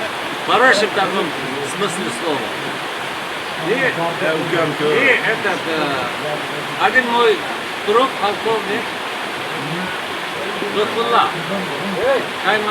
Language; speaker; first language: Russian; non-native, fluent; Azerbaijani